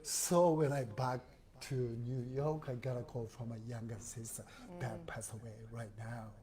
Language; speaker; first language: English; non-native, learner; Japanese